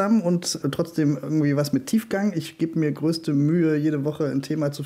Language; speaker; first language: German; native; German